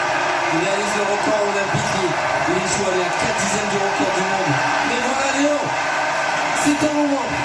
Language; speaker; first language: French; native; French